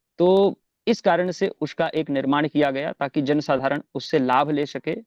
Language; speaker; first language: Hindi; native; Hindi